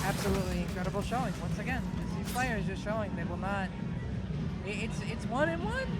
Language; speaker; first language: English; native; English